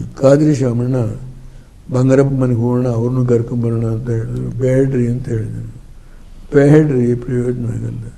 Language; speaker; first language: Kannada; native; Kannada